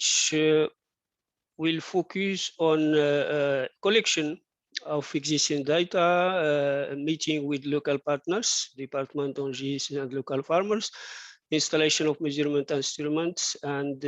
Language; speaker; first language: English; non-native, fluent; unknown